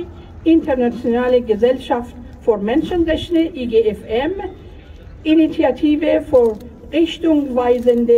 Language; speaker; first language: German; non-native, fluent; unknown